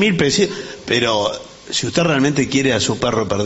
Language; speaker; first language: Spanish; native; Spanish